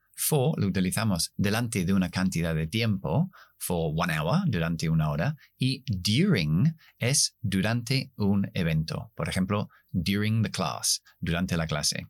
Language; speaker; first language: Spanish; non-native, fluent; English